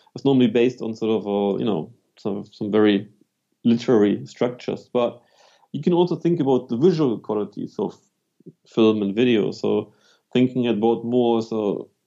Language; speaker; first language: English; non-native, fluent; German